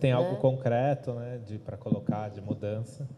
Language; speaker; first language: Portuguese; native; Portuguese